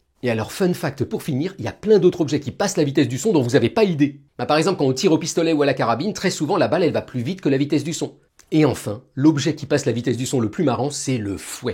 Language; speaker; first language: French; native; French